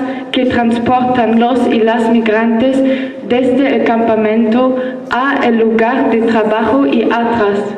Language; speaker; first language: Spanish; non-native, learner; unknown